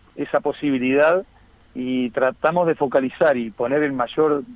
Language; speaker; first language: Spanish; native; Spanish